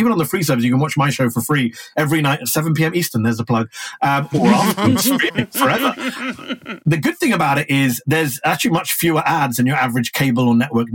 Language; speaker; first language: English; native; English